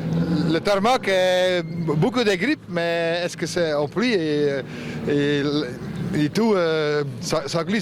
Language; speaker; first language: French; non-native, local second language; Dutch